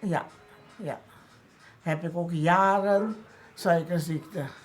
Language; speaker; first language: Dutch; non-native, local second language; Papiamento